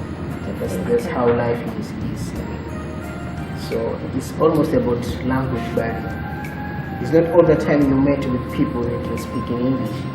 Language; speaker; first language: English; non-native, local second language; Swahili